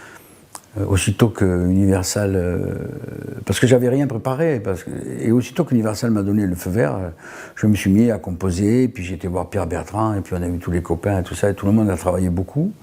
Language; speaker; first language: French; native; French